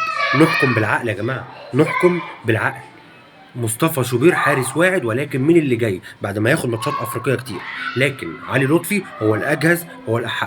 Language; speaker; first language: Arabic; native; Arabic